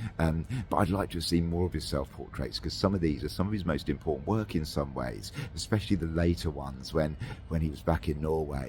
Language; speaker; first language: English; native; English